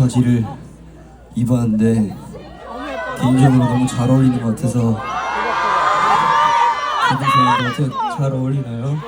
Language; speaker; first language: Korean; early bilingual, heritage; Korean